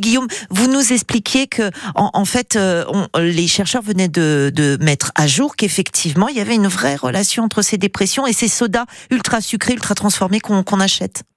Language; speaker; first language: French; native; French